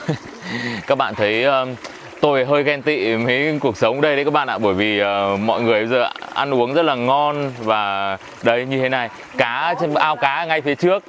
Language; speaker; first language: Vietnamese; native; Vietnamese